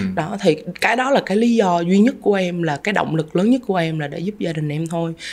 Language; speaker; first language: Vietnamese; native; Vietnamese